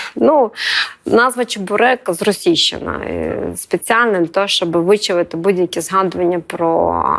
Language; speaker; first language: Ukrainian; native; Ukrainian